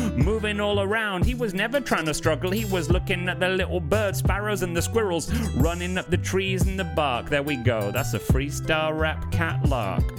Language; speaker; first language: English; native; English